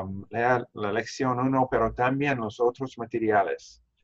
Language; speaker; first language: Spanish; non-native, learner; English